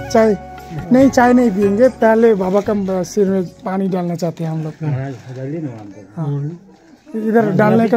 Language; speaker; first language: Hindi; non-native, local second language; Bangla